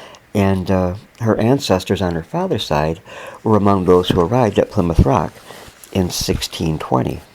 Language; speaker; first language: English; native; English